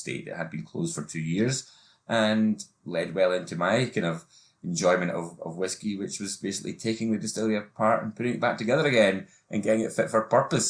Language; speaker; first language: English; native; English